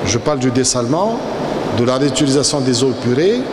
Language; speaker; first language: French; non-native, local second language; Arabic